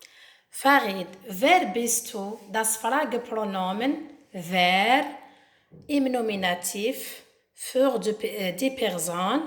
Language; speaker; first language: German; non-native, learner; Arabic